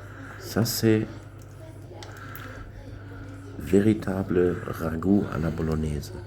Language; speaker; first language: French; non-native, local second language; German